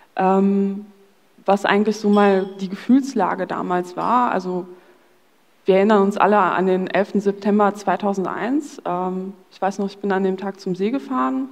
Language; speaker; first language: German; early bilingual, other home language; Polish